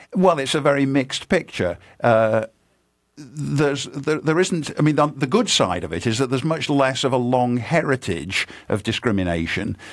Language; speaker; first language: English; native; English